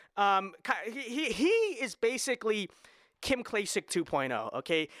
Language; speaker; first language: English; native; English